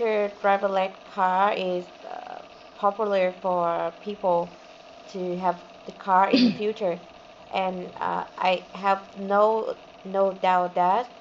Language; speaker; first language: English; non-native, learner; Vietnamese